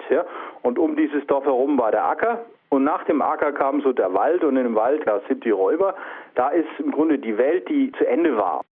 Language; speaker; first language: German; native; German